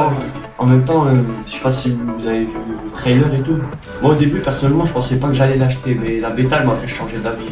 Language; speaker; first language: French; native; French